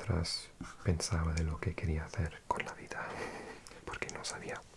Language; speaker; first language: Spanish; non-native, fluent; English